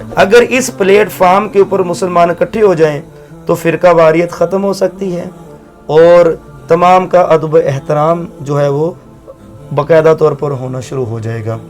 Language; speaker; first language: Urdu; non-native, local second language; Punjabi